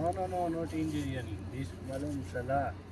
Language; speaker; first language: English; non-native, learner; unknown